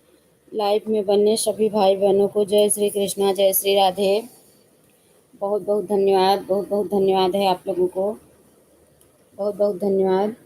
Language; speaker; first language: Hindi; non-native, local second language; Awadhi